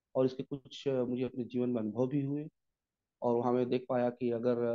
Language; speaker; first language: Hindi; native; Hindi